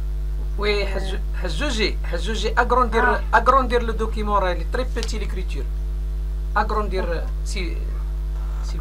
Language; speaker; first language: French; non-native, local second language; Arabic